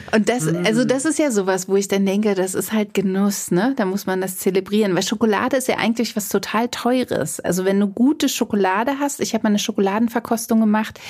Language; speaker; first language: German; native; German